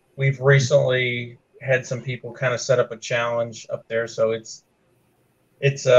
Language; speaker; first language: English; native; English